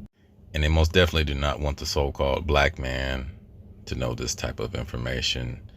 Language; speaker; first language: English; native; English